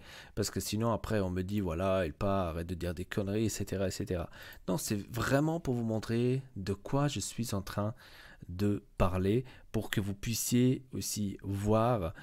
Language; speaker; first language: French; native; French